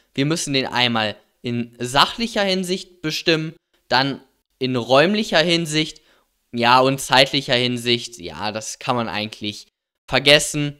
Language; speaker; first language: German; native; German